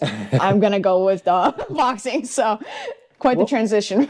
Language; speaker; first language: English; native; English